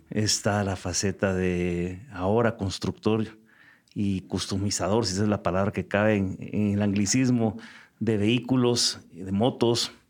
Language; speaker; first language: Spanish; native; Spanish